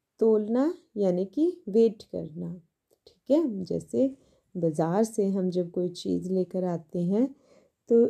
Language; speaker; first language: Hindi; native; Hindi